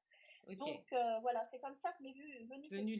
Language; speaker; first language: French; native; French